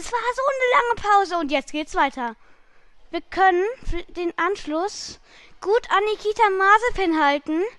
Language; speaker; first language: German; native; German